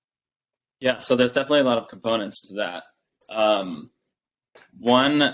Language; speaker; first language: English; native; English